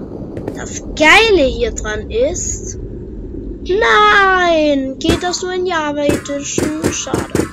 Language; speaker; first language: German; native; German